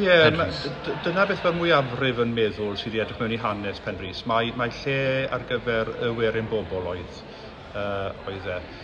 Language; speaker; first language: Welsh; native; Welsh